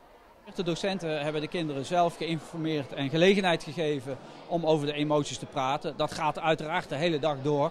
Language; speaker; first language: Dutch; native; Dutch